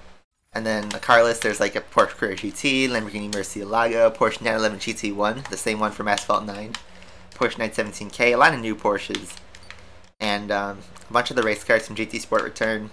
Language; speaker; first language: English; native; English